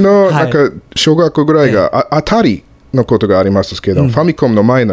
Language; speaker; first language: Japanese; non-native, fluent; English